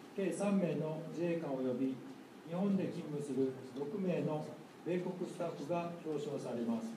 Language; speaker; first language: Japanese; native; Japanese